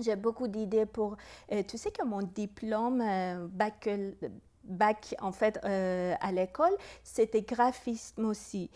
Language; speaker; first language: French; non-native, fluent; Persian